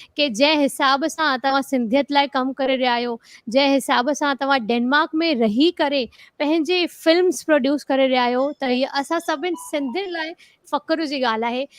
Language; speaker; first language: Sindhi; early bilingual, heritage; Sindhi